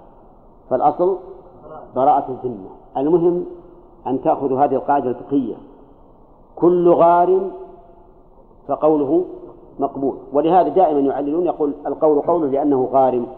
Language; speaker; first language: Arabic; native; Arabic